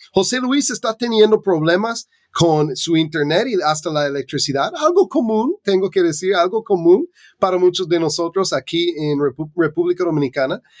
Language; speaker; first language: Spanish; non-native, fluent; English